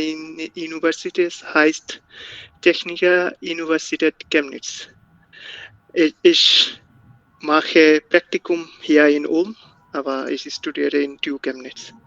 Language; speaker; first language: German; non-native, learner; Bangla